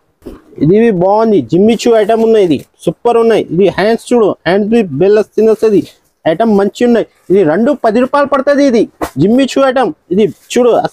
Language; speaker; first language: Telugu; non-native, local second language; Urdu